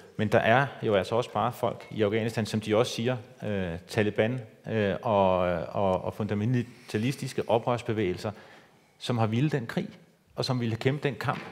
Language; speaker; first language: Danish; native; Danish